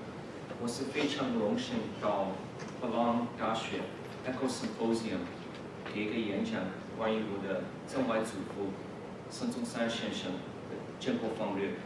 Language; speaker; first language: Chinese; early bilingual, heritage; English